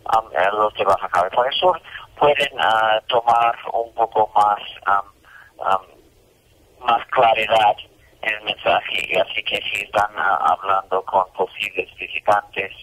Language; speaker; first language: Spanish; non-native, fluent; English